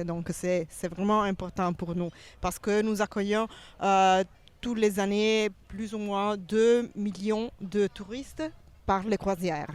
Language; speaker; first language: French; non-native, learner; Italian